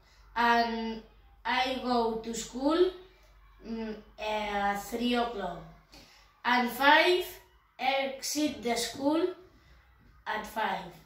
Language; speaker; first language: English; non-native, learner; Catalan